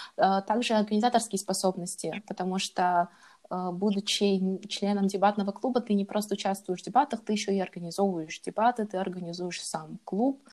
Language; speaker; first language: Russian; native; Russian